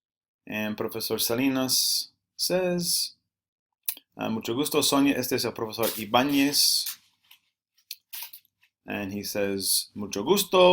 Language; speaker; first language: Spanish; non-native, fluent; English